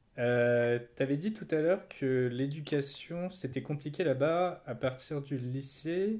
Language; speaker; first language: French; native; French